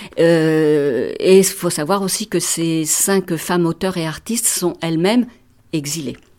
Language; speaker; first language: French; native; French